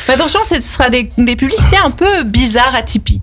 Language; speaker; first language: French; native; French